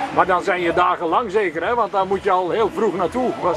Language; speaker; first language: Dutch; native; Dutch